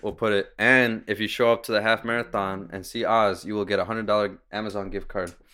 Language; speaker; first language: English; early bilingual, other home language; Spanish